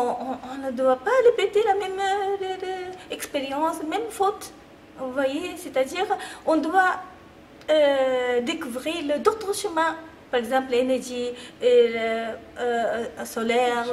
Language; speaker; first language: French; non-native, fluent; Japanese